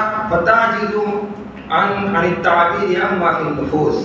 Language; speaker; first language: Arabic; non-native, fluent; Urdu